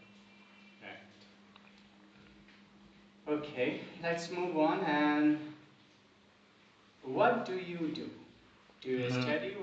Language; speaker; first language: English; non-native, local second language; Bangla